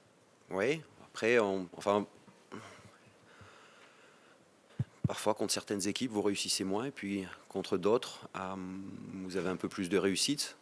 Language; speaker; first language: French; native; French